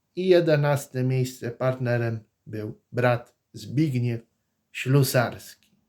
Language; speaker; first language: Polish; native; Polish